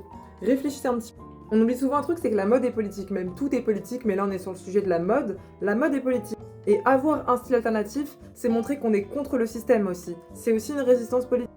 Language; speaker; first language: French; native; French